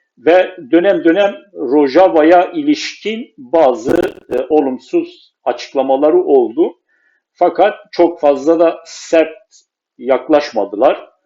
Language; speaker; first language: Turkish; non-native, local second language; Kurdish